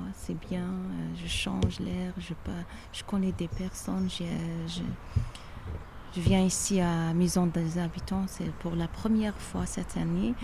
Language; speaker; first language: French; non-native, learner; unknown